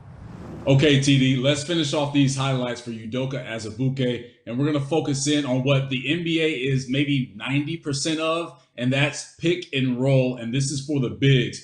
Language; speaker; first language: English; native; English